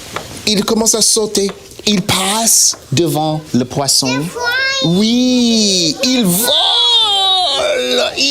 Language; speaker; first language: French; non-native, fluent; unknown